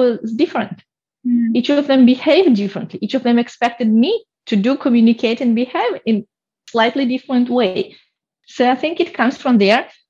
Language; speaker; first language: English; non-native, fluent; Russian